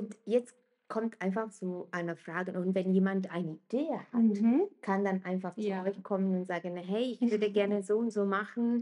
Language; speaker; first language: German; non-native, fluent; Italian